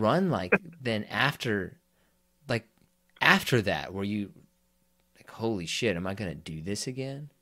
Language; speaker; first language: English; native; English